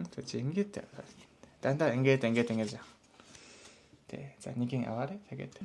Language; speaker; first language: Mongolian; non-native, learner; Japanese